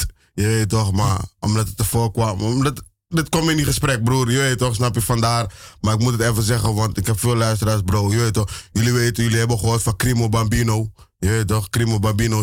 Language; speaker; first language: Dutch; native; Dutch